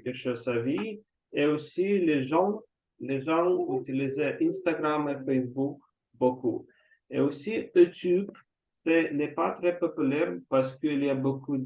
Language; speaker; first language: French; non-native, learner; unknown